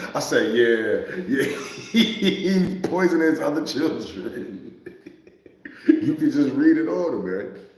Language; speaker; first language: English; native; English